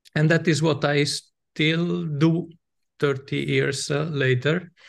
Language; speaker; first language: English; non-native, fluent; Italian